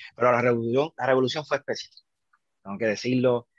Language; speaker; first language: Spanish; native; Spanish